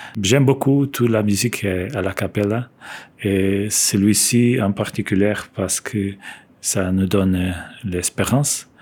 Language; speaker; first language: French; non-native, fluent; Portuguese